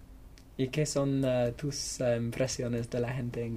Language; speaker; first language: Spanish; non-native, learner; English